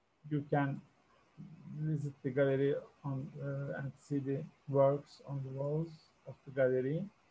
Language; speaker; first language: English; non-native, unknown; Turkish